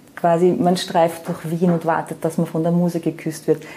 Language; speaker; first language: German; native; German